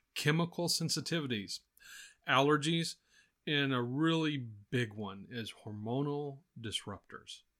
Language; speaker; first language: English; native; English